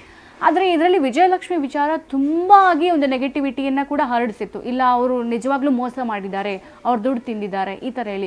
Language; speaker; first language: Kannada; native; Kannada